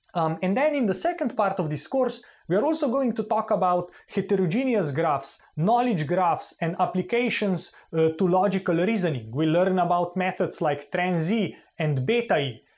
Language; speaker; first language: English; non-native, fluent; Slovenian